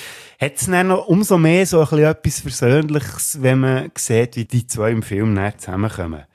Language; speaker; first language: German; native; German